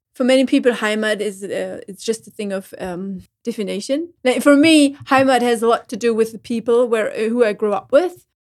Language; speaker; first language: English; non-native, fluent; German